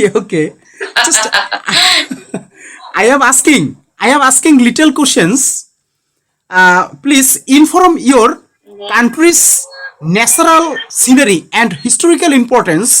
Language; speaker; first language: English; non-native, learner; Bangla